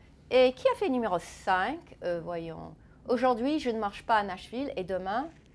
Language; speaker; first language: French; non-native, fluent; English